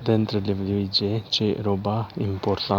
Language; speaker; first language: Italian; non-native, learner; Urdu